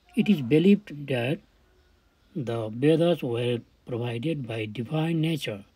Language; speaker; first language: English; non-native, local second language; Nepali